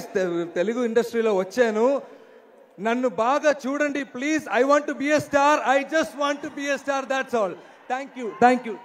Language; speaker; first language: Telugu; non-native, learner; Malayalam